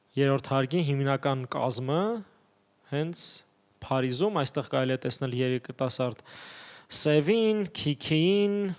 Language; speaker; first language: Armenian; native; Armenian